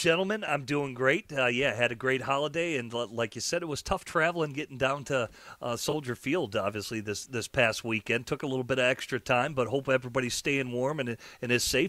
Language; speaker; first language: English; native; English